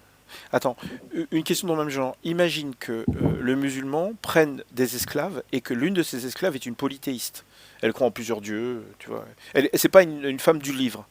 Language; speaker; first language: French; native; French